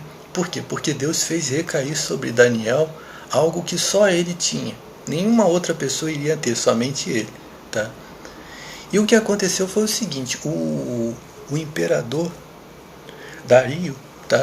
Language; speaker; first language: Portuguese; native; Portuguese